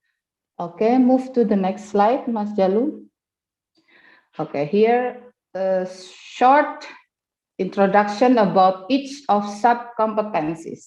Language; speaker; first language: English; non-native, fluent; Indonesian